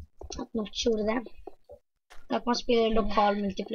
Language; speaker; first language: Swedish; non-native, learner; Norwegian